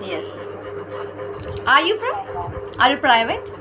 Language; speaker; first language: English; non-native, learner; Kannada